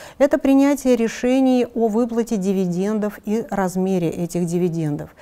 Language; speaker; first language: Russian; native; Russian